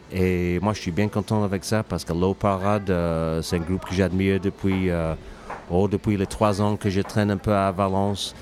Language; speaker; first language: French; non-native, fluent; English